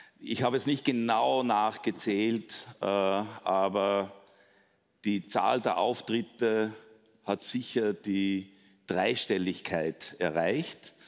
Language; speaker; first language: German; native; German